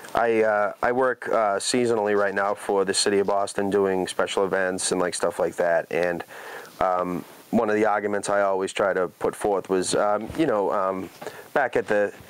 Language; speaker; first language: English; native; English